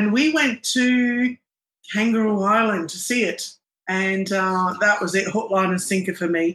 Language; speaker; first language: English; non-native, local second language; Arabic